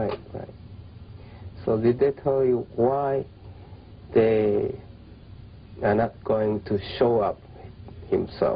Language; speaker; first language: English; non-native, fluent; Japanese